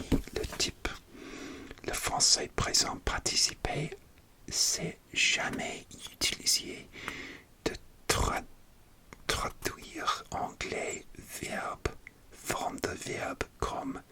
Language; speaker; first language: French; non-native, learner; English